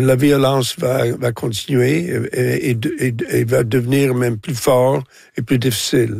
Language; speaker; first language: French; non-native, local second language; English